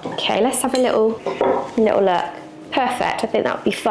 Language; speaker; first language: English; native; English